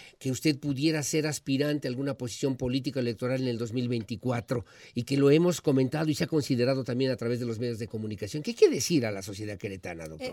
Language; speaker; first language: Spanish; native; Spanish